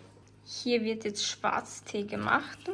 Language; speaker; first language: German; early bilingual, other home language; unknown